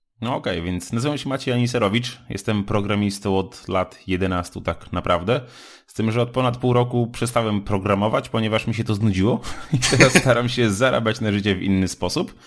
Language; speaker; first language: Polish; native; Polish